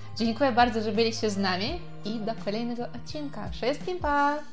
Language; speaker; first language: Polish; non-native, fluent; Russian